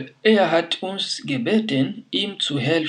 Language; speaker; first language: German; non-native, fluent; French